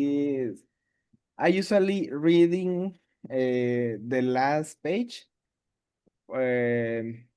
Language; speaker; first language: English; non-native, learner; Spanish